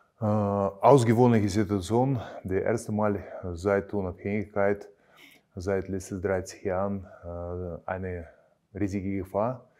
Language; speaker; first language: German; non-native, fluent; Russian